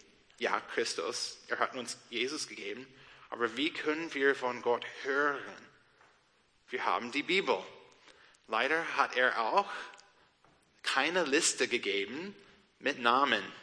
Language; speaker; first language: German; non-native, learner; English